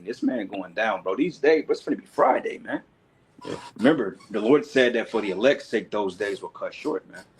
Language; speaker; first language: English; native; English